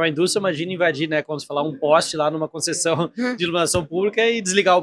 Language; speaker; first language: Portuguese; native; Portuguese